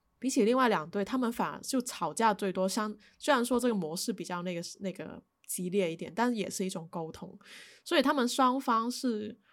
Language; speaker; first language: Chinese; native; Chinese